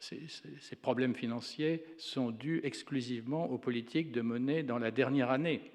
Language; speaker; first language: French; native; French